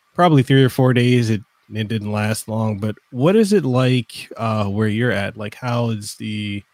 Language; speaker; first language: English; non-native, fluent; Samoan